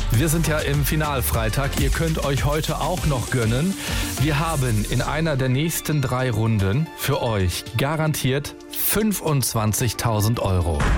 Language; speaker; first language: German; native; German